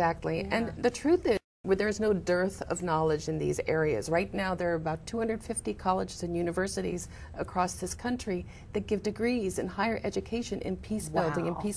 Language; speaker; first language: English; native; English